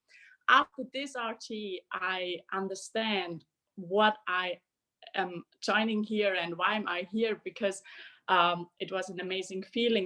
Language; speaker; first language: English; non-native, fluent; German